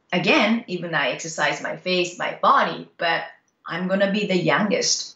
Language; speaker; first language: English; non-native, fluent; Japanese